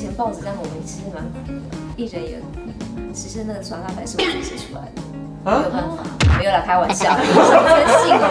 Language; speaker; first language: Chinese; native; Chinese